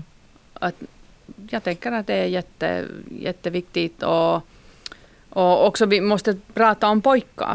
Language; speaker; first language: Swedish; non-native, local second language; Finnish